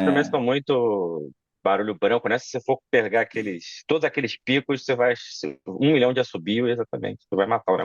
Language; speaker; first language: Portuguese; native; Portuguese